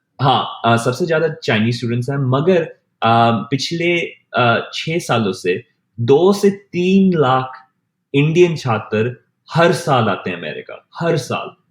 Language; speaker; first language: Hindi; early bilingual, heritage; Hindi